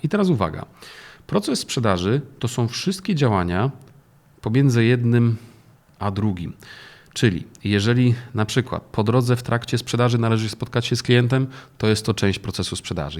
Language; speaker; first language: Polish; native; Polish